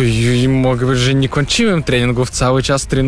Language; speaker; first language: Polish; non-native, fluent; Russian